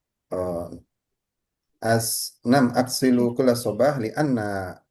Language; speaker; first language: Arabic; non-native, learner; Indonesian